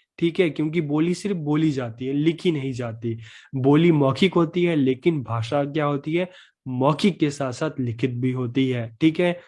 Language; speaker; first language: Hindi; native; Hindi